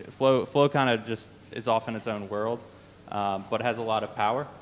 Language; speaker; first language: English; native; English